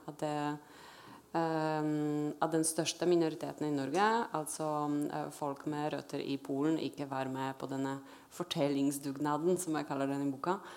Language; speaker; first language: Norwegian; non-native, fluent; Polish